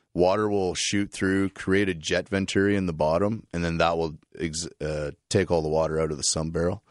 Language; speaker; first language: English; native; English